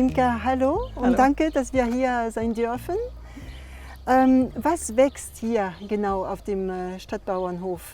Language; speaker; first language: German; non-native, fluent; French